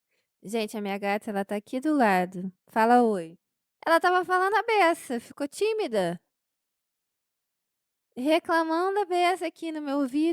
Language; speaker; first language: Portuguese; native; Portuguese